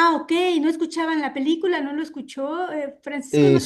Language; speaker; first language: Spanish; native; Spanish